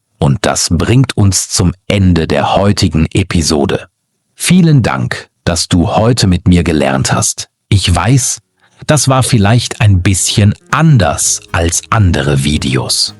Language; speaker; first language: German; native; German